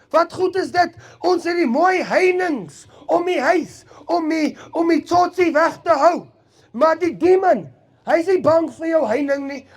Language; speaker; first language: Afrikaans; non-native, local second language; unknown